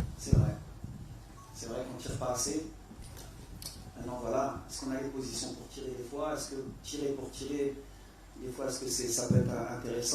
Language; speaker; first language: French; native; French